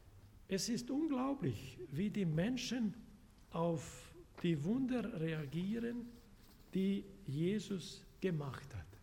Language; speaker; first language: German; non-native, fluent; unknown